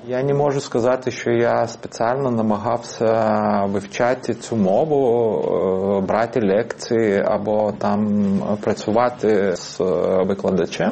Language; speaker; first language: Ukrainian; non-native, fluent; Lithuanian